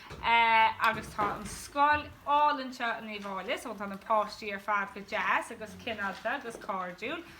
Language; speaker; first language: Irish; native; Irish